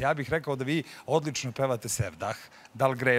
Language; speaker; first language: Serbian; native; Serbian